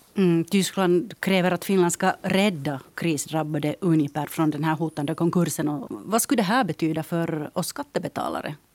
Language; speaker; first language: Swedish; native; Swedish